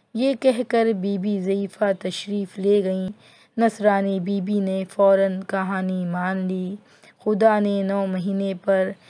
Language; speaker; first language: Urdu; native; Urdu